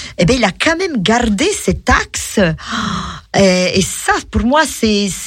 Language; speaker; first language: French; non-native, fluent; Italian